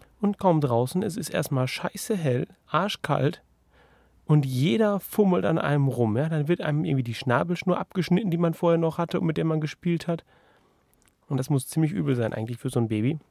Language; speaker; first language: German; native; German